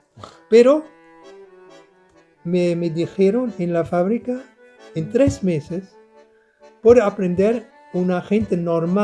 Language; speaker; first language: Spanish; non-native, learner; German